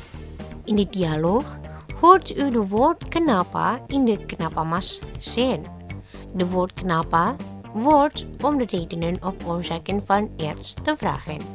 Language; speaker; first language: Dutch; non-native, learner; Indonesian